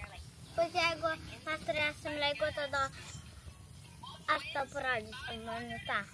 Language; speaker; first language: Lithuanian; early bilingual, heritage; Lithuanian